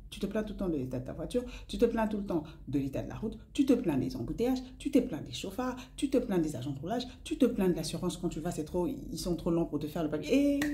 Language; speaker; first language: French; non-native, local second language; Lingala